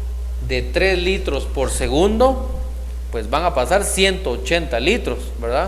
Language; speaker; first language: Spanish; native; Spanish